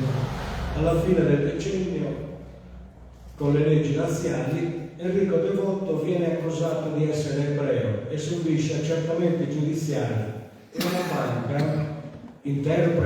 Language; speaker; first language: Italian; native; Italian